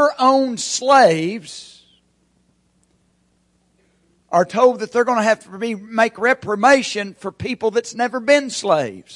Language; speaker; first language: English; native; English